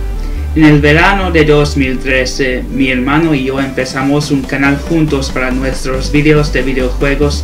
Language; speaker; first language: Spanish; non-native, learner; English